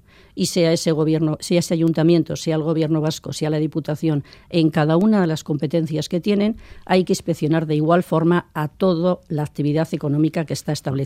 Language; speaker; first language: Spanish; native; Spanish